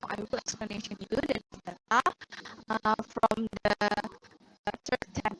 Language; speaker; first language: English; non-native, learner; Indonesian